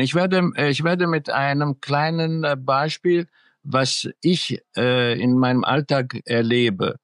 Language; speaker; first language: German; early bilingual, other home language; Greek